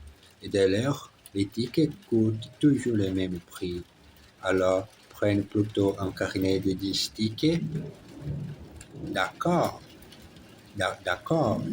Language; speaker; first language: French; non-native, learner; Portuguese